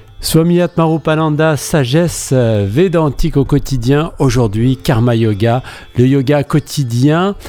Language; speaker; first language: French; native; French